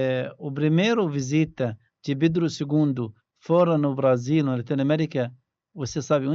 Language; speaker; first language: Portuguese; non-native, learner; Arabic